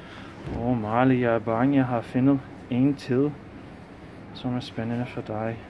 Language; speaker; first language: Danish; non-native, fluent; English